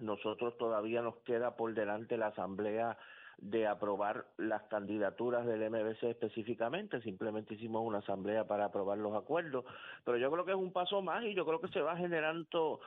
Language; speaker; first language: Spanish; native; Spanish